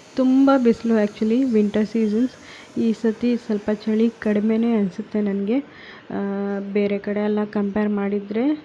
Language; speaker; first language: Kannada; native; Kannada